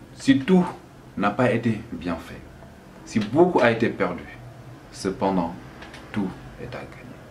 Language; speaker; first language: French; non-native, local second language; Wolof